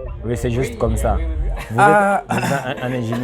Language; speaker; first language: French; non-native, learner; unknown